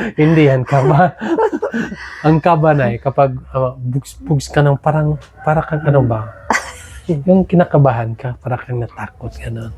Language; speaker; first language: Filipino; non-native, local second language; Cebuano